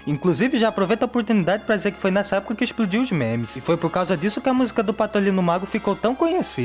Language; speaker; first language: Portuguese; native; Portuguese